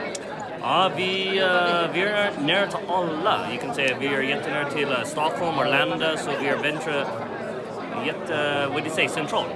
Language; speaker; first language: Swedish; non-native, learner; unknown